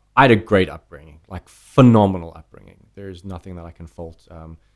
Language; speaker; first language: English; native; English